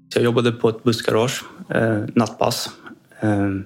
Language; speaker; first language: Swedish; native; Swedish